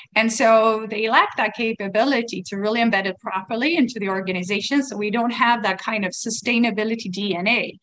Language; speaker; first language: English; non-native, fluent; Swedish